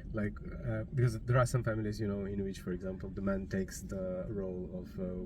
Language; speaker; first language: English; non-native, fluent; Ukrainian